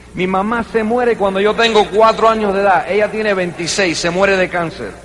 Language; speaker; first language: Spanish; early bilingual, heritage; Spanish